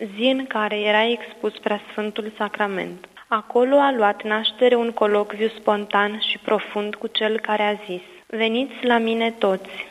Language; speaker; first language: Romanian; native; Romanian